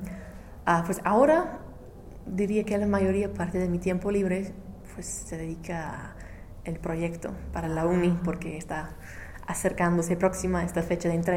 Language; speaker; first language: Spanish; non-native, fluent; English